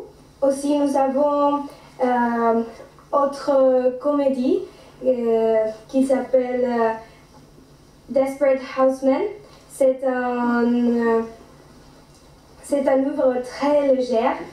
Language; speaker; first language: French; non-native, learner; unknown